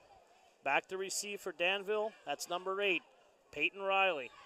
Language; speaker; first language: English; native; English